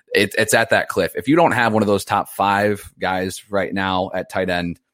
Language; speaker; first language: English; native; English